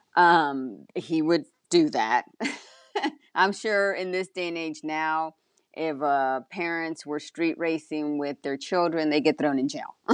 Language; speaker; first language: English; early bilingual, other home language; Spanish